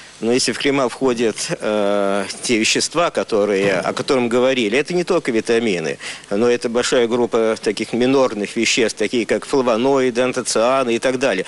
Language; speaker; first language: Russian; native; Russian